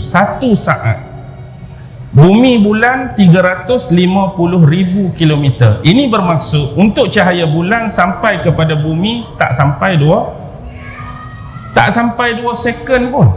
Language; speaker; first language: Malay; native; Malay